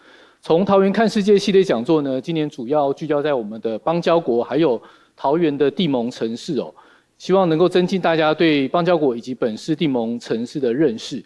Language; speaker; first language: Chinese; native; Chinese